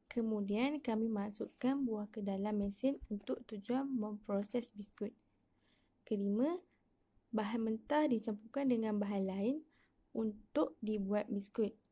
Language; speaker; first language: Malay; native; Malay